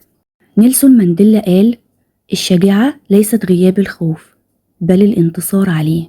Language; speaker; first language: Arabic; native; Arabic